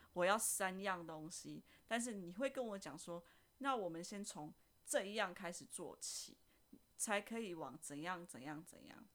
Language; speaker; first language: Chinese; non-native, fluent; Indonesian